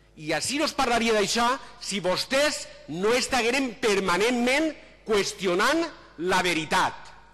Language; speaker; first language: Catalan; native; Catalan